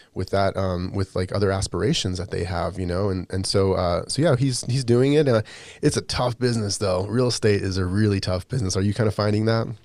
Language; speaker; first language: English; native; English